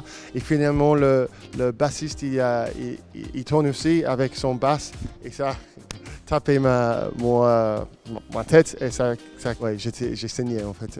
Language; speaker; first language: French; non-native, fluent; English